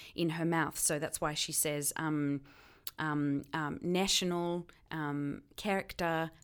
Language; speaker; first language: English; native; English